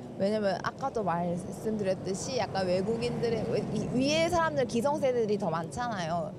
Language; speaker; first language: Korean; native; Korean